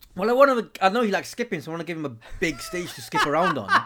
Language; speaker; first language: English; native; English